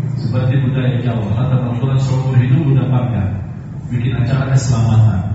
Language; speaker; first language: Indonesian; non-native, fluent; Arabic